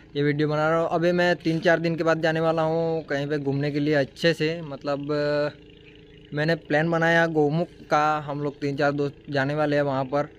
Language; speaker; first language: Hindi; non-native, local second language; Gujarati